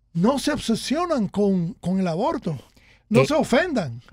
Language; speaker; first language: Spanish; early bilingual, other home language; English